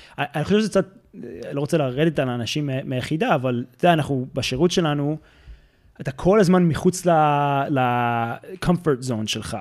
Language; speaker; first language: Hebrew; early bilingual, heritage; Hebrew